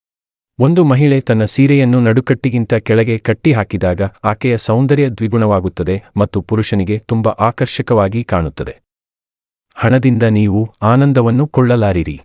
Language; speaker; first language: Kannada; native; Kannada